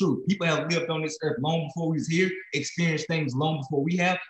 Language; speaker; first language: English; native; English